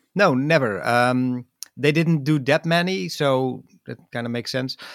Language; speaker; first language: English; non-native, fluent; Dutch